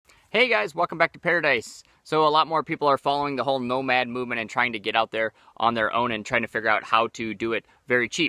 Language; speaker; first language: English; native; English